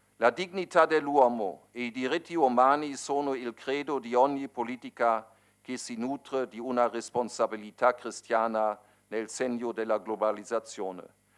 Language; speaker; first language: Italian; non-native, fluent; German